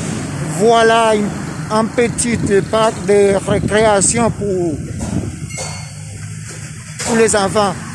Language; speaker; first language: French; non-native, fluent; Spanish